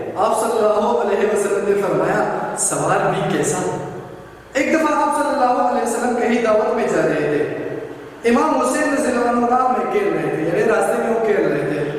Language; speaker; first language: Urdu; non-native, local second language; Pashto